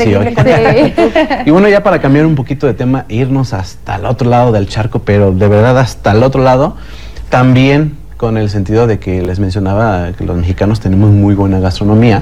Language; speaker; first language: Spanish; native; Spanish